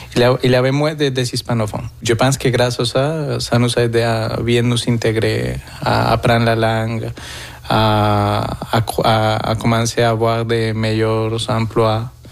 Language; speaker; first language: French; non-native, fluent; Spanish